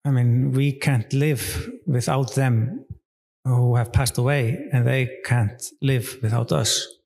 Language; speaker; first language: English; non-native, fluent; Icelandic